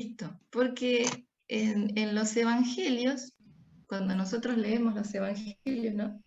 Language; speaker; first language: Spanish; native; Spanish